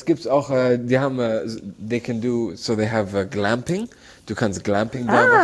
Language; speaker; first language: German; non-native, learner; Arabic